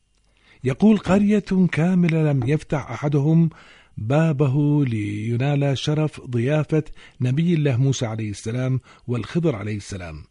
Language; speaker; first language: Arabic; native; Arabic